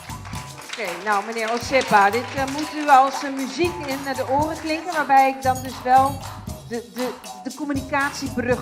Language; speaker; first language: Dutch; native; Dutch